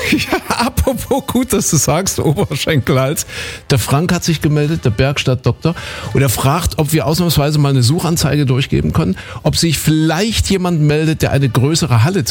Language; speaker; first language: German; native; German